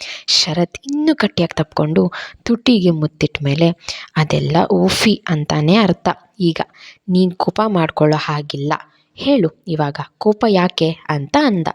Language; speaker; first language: Kannada; native; Kannada